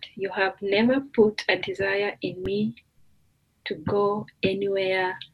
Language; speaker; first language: English; non-native, local second language; Luyia